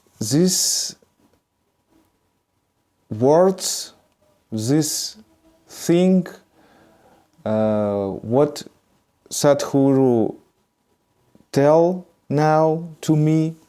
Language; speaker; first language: English; non-native, learner; Russian